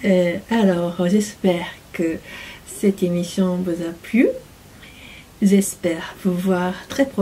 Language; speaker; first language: French; non-native, fluent; Japanese